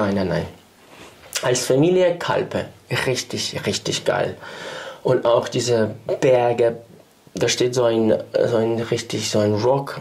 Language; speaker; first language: German; non-native, fluent; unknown